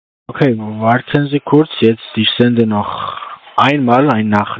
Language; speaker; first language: German; non-native, learner; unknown